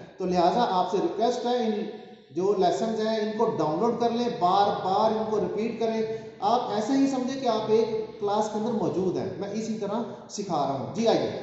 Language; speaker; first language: Urdu; native; Urdu